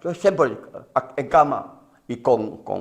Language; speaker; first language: Spanish; non-native, learner; Chinese